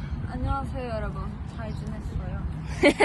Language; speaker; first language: Korean; non-native, learner; Azerbaijani